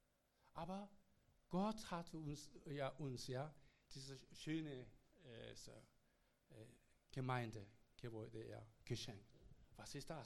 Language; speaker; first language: German; non-native, learner; Korean